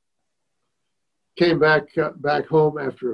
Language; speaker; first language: English; native; English